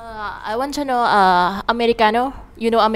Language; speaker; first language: English; non-native, learner; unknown